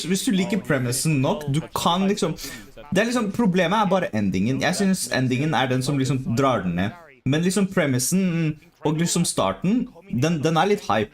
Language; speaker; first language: Norwegian; native; Norwegian